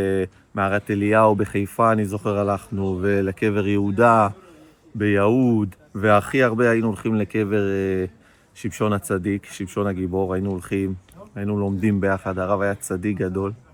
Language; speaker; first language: Hebrew; native; Hebrew